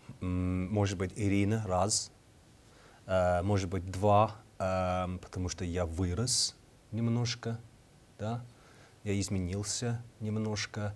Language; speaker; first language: Russian; non-native, learner; English